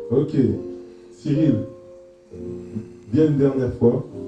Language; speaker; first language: French; native; French